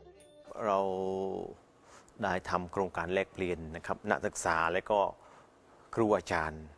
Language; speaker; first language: Thai; non-native, fluent; Khmer